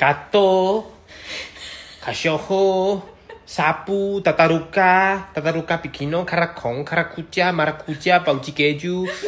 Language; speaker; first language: Portuguese; non-native, learner; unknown